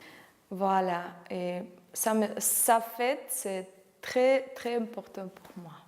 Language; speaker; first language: French; non-native, learner; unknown